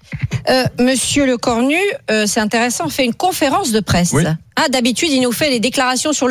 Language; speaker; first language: French; native; French